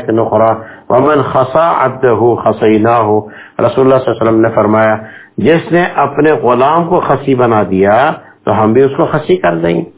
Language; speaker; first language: Urdu; non-native, local second language; Pashto